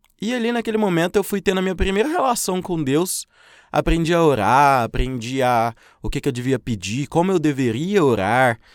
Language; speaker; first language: Portuguese; native; Portuguese